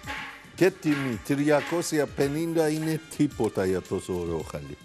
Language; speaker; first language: Greek; non-native, learner; Persian